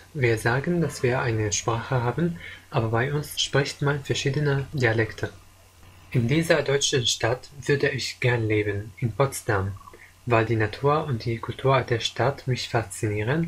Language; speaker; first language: German; non-native, fluent; Arabic